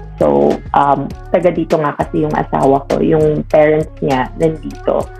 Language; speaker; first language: Filipino; native; Filipino